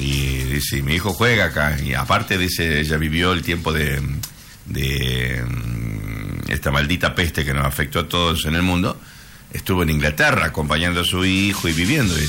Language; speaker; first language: Spanish; native; Spanish